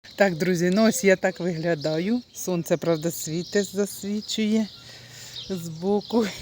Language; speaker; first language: Ukrainian; native; Ukrainian